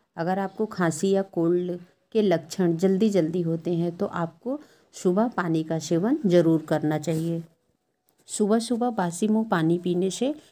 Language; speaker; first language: Hindi; native; Hindi